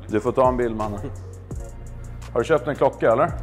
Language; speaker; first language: Swedish; native; Swedish